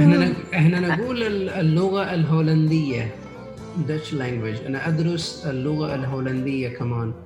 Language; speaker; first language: Arabic; non-native, fluent; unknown